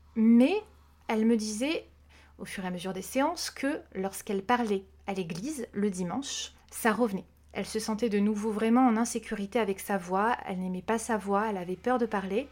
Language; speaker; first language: French; native; French